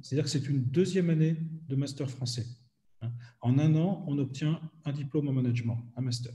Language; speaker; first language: French; native; French